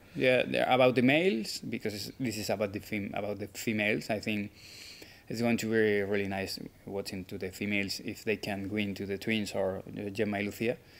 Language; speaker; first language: English; non-native, fluent; Spanish